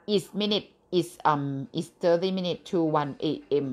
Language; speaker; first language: English; non-native, learner; Thai